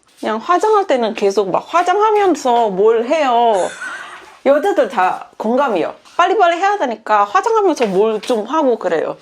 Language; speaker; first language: Korean; non-native, fluent; Indonesian